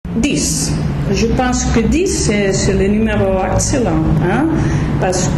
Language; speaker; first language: French; non-native, learner; Spanish